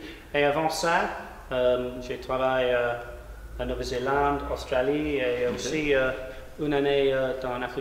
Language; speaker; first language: French; non-native, learner; English